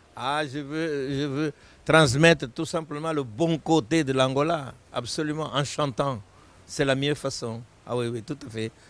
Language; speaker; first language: French; non-native, fluent; Portuguese